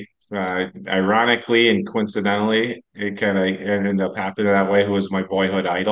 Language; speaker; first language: English; native; English